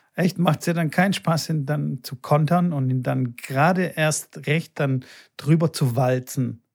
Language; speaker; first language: German; early bilingual, other home language; Bulgarian